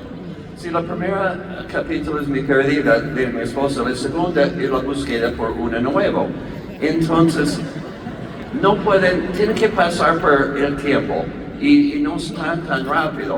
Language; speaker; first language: Spanish; non-native, learner; English